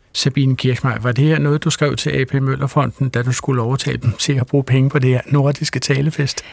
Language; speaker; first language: Danish; native; Danish